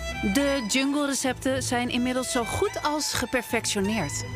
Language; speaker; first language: Dutch; native; Dutch